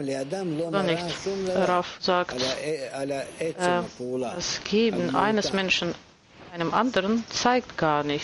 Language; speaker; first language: German; non-native, fluent; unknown